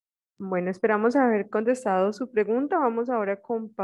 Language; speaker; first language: Spanish; native; Spanish